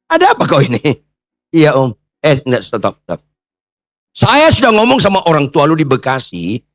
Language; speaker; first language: Indonesian; native; Indonesian